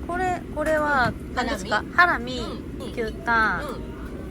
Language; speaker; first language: Japanese; non-native, learner; Korean